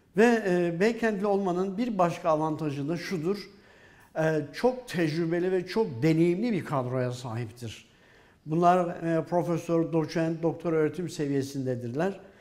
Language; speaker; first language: Turkish; native; Turkish